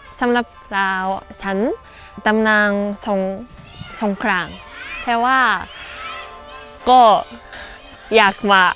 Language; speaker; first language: Thai; non-native, learner; Japanese